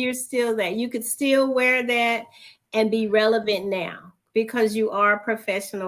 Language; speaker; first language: English; native; English